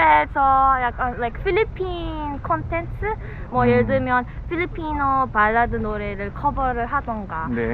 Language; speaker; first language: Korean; non-native, fluent; Filipino